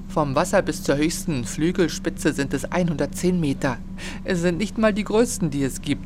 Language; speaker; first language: German; native; German